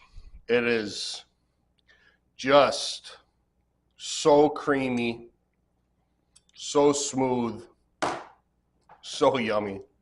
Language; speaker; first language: English; native; English